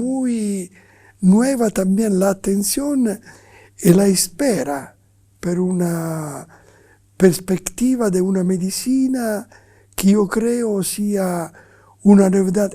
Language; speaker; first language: Spanish; non-native, fluent; Italian